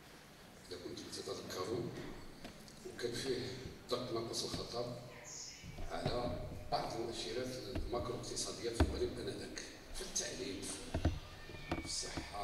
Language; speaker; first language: Arabic; native; Arabic